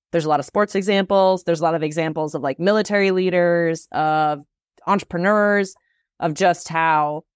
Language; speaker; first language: English; native; English